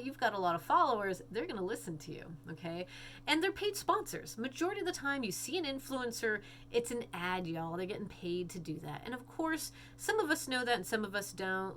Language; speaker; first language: English; native; English